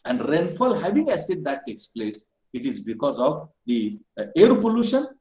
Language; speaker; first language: English; non-native, local second language; Marathi